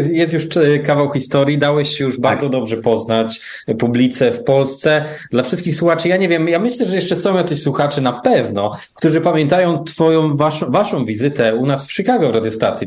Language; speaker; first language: Polish; native; Polish